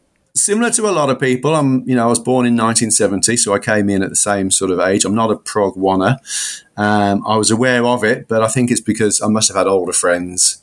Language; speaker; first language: English; native; English